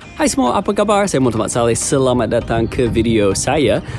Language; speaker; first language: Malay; non-native, fluent; English